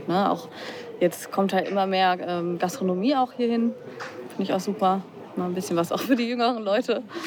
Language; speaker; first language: German; native; German